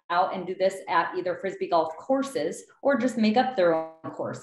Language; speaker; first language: English; native; English